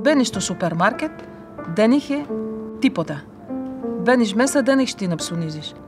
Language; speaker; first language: Greek; non-native, fluent; Bulgarian